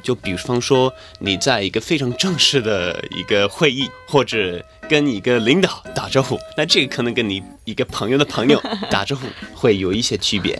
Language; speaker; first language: Chinese; non-native, fluent; English